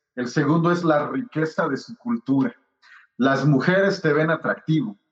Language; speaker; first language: Spanish; native; Spanish